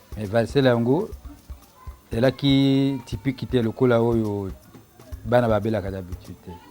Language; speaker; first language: Lingala; native; Lingala